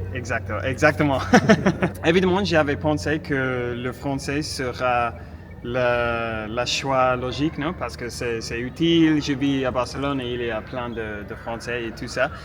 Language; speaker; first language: French; non-native, fluent; English